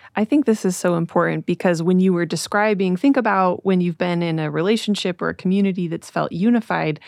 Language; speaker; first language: English; native; English